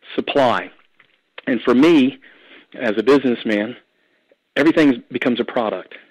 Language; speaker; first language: English; native; English